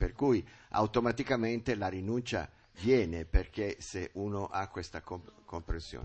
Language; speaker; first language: Italian; native; Italian